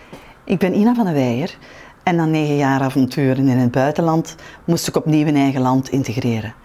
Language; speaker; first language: Dutch; native; Dutch